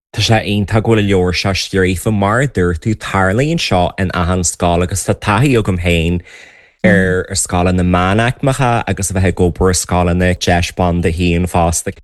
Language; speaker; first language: Irish; native; Irish